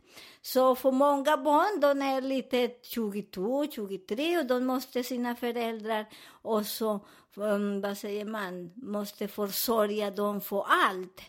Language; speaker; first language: Swedish; non-native, learner; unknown